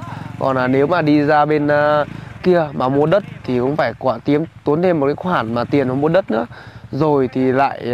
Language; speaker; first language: Vietnamese; native; Vietnamese